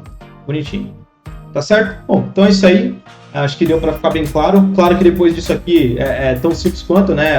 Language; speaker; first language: Portuguese; native; Portuguese